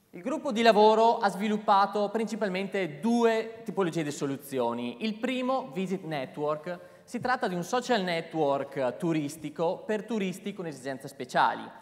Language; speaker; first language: Italian; native; Italian